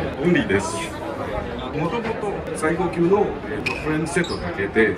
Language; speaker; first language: Japanese; non-native, learner; Chinese